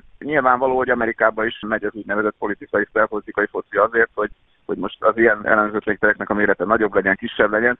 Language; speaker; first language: Hungarian; native; Hungarian